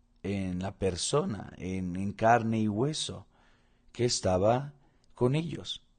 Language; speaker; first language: Spanish; non-native, fluent; Portuguese